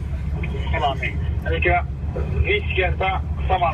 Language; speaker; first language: Finnish; non-native, learner; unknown